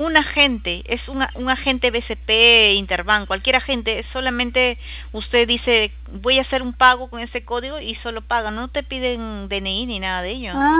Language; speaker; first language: Spanish; native; Spanish